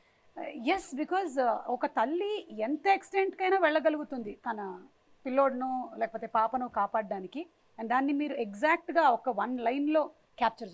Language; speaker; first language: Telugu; native; Telugu